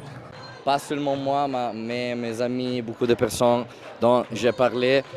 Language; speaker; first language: French; non-native, fluent; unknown